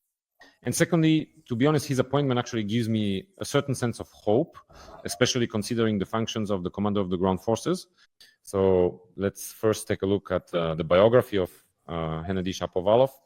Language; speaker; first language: English; non-native, fluent; Ukrainian